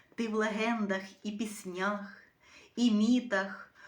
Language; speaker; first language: Ukrainian; native; Ukrainian